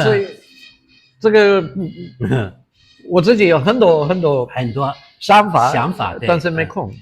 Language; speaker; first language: Chinese; non-native, fluent; English